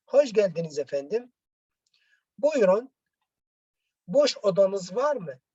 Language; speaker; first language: Turkish; non-native, learner; Arabic